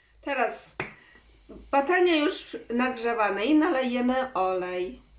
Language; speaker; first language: Polish; non-native, learner; Chinese